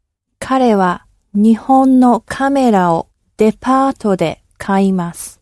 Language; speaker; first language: Japanese; non-native, learner; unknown